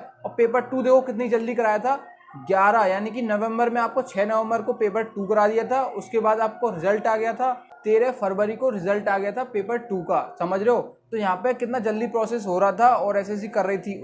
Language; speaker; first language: Hindi; native; Hindi